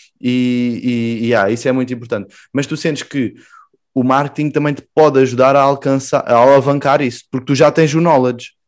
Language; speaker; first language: Portuguese; native; Portuguese